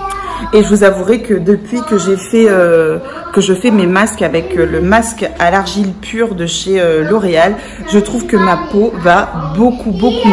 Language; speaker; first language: French; native; French